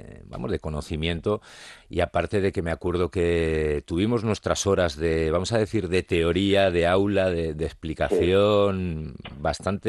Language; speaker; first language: Spanish; native; Spanish